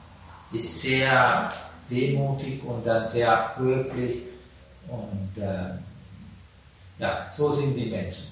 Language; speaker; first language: German; non-native, learner; Sinhala